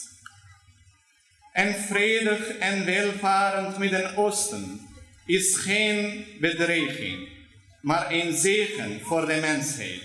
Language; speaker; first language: Dutch; non-native, fluent; Turoyo